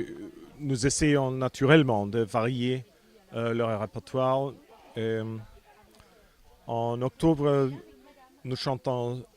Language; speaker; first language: French; non-native, fluent; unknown